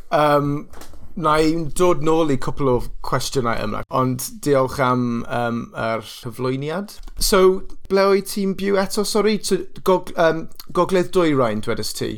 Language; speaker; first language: Welsh; non-native, local second language; English